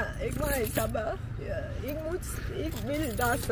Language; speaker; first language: German; non-native, learner; Thai